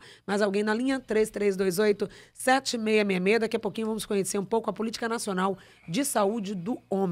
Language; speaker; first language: Portuguese; native; Portuguese